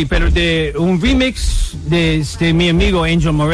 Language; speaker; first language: Spanish; non-native, learner; English